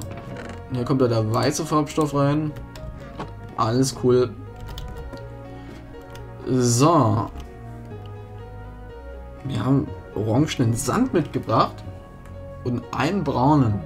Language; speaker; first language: German; native; German